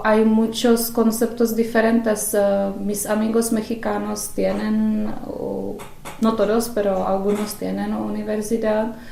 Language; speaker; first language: Spanish; non-native, fluent; Czech